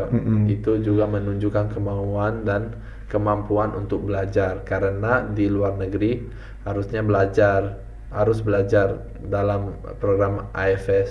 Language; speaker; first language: Indonesian; non-native, fluent; Italian